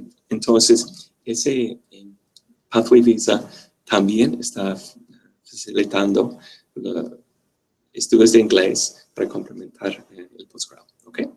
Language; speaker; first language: Spanish; non-native, fluent; English